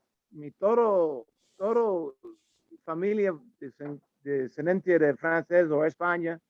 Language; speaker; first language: Spanish; non-native, learner; English